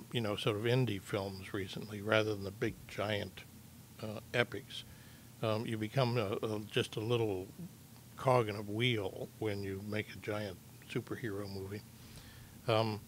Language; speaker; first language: English; native; English